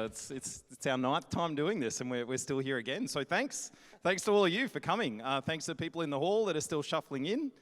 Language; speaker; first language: English; native; English